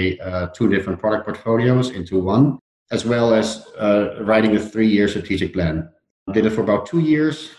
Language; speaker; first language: English; non-native, fluent; Dutch